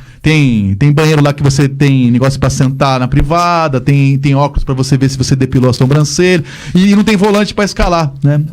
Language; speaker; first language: Portuguese; native; Portuguese